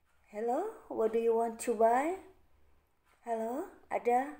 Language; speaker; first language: English; non-native, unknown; Indonesian